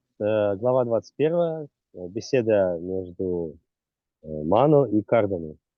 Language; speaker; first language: Russian; native; Russian